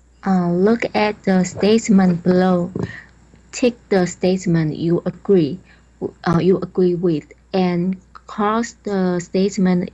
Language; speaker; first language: English; non-native, learner; Chinese